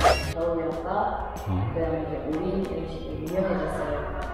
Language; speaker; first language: Korean; non-native, learner; Uzbek